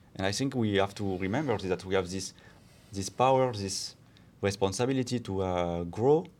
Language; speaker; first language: English; non-native, fluent; French